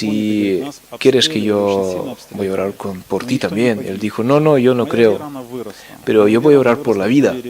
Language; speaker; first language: Spanish; non-native, fluent; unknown